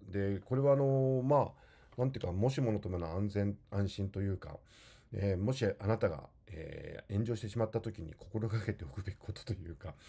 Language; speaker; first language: Japanese; native; Japanese